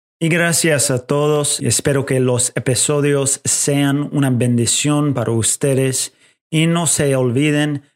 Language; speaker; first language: Spanish; non-native, fluent; English